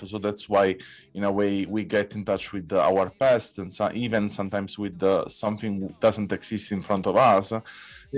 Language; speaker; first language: English; non-native, learner; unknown